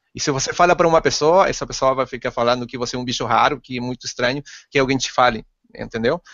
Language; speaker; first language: Portuguese; non-native, fluent; Spanish